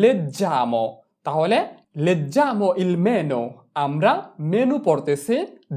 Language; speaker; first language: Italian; non-native, fluent; Bangla